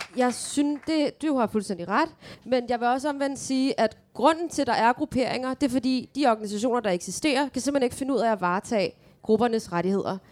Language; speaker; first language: Danish; early bilingual, other home language; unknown